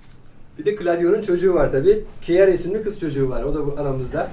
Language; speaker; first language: Turkish; native; Turkish